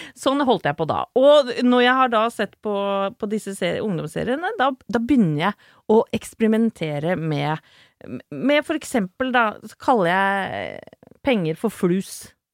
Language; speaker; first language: Norwegian; native; Norwegian